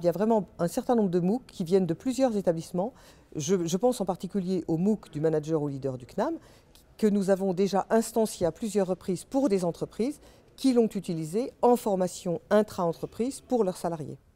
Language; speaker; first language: French; native; French